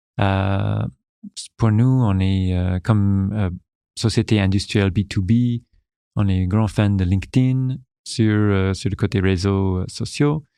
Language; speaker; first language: French; non-native, local second language; English